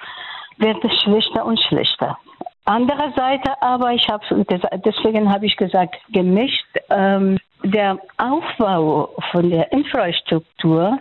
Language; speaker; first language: German; non-native, fluent; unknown